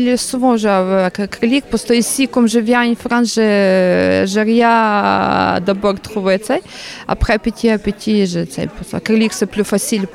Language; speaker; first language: French; non-native, learner; Ukrainian